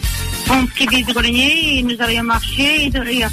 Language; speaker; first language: French; non-native, local second language; Portuguese